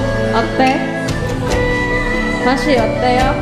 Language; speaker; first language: Korean; non-native, learner; Filipino